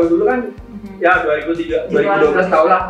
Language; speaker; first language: Indonesian; native; Indonesian